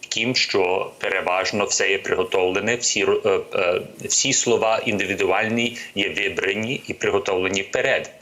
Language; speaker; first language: Ukrainian; early bilingual, heritage; Ukrainian